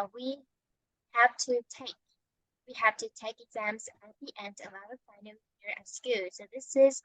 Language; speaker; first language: English; non-native, fluent; Vietnamese